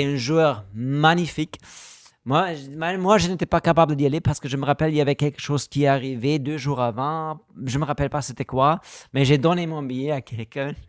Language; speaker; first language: French; non-native, learner; German